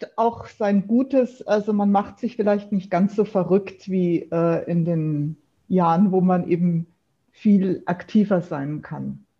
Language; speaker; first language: German; native; German